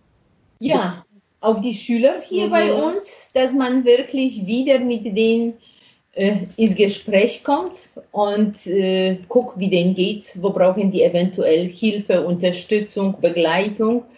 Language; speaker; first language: German; non-native, fluent; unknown